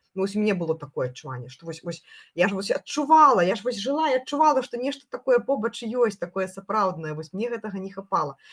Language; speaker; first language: Belarusian; non-native, local second language; Russian